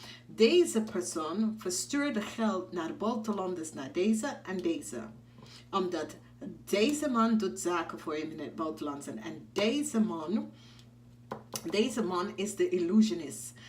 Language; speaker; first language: Dutch; non-native, fluent; English